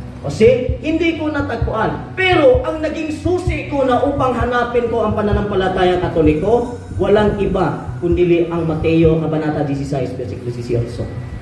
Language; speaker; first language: Filipino; non-native, local second language; Cebuano